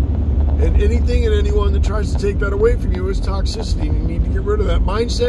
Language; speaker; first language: English; native; English